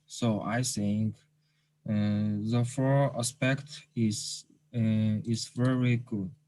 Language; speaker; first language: English; non-native, learner; Chinese